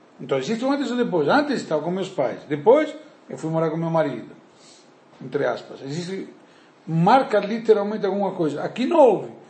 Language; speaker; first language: Portuguese; native; Portuguese